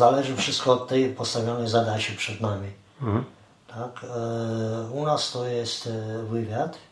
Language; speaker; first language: Polish; non-native, fluent; Ukrainian